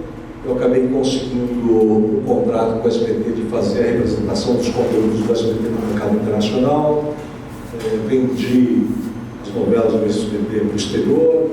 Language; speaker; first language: Portuguese; native; Portuguese